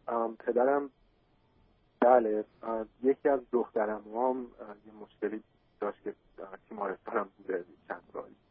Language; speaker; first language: Persian; early bilingual, heritage; Persian